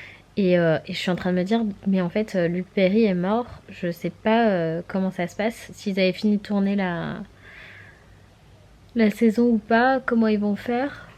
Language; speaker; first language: French; native; French